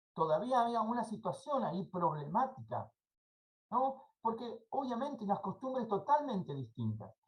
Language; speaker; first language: Spanish; native; Spanish